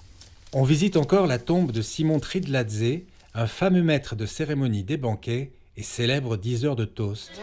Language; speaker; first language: French; native; French